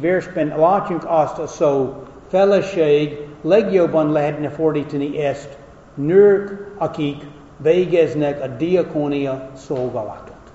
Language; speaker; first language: Hungarian; non-native, fluent; English